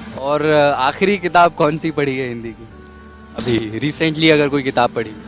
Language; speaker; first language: Hindi; native; Hindi